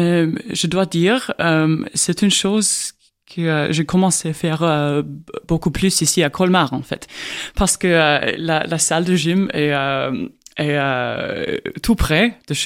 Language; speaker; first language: French; non-native, fluent; Estonian